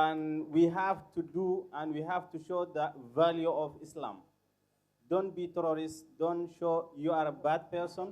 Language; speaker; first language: English; non-native, fluent; Arabic